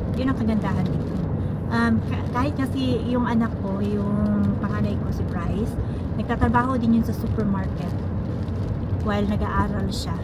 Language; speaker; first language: Filipino; non-native, local second language; Cebuano